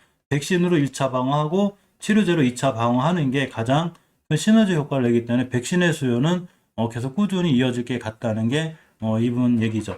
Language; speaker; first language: Korean; native; Korean